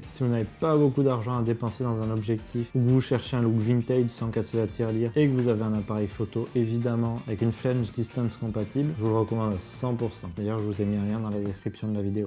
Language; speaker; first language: French; native; French